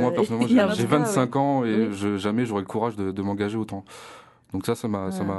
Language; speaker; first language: French; native; French